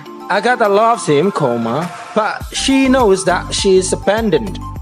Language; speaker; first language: English; non-native, fluent; Indonesian